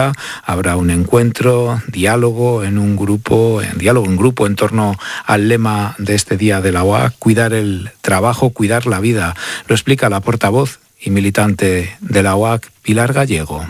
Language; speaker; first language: Spanish; native; Spanish